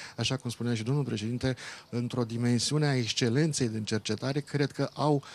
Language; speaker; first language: Romanian; native; Romanian